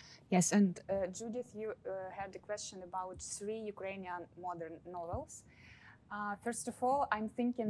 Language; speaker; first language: English; non-native, fluent; Ukrainian